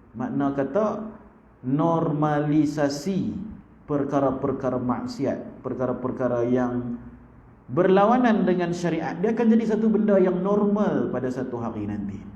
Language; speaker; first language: Malay; native; Malay